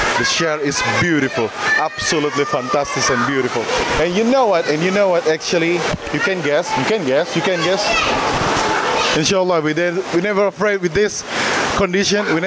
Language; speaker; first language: English; non-native, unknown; Indonesian